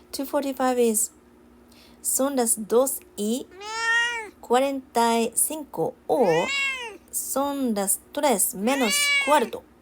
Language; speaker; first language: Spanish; non-native, learner; Japanese